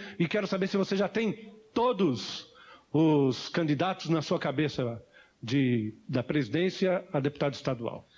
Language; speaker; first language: Portuguese; native; Portuguese